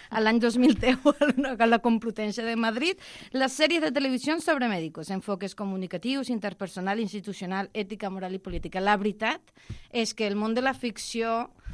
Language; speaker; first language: Catalan; non-native, local second language; Spanish